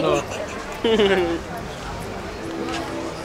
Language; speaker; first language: English; non-native, fluent; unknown